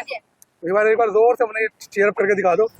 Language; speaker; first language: Hindi; native; Hindi